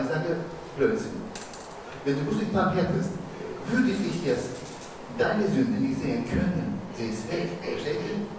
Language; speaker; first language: German; non-native, fluent; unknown